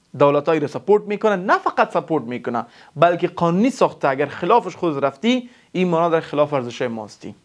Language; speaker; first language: Persian; non-native, local second language; Pashto